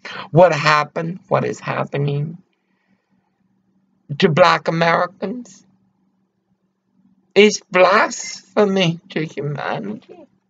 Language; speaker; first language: English; early bilingual, other home language; Spanish